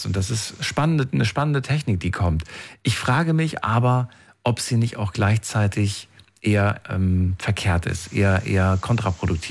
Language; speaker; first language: German; native; German